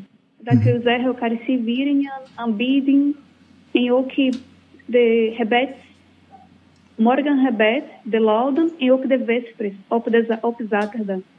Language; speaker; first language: Dutch; non-native, learner; Portuguese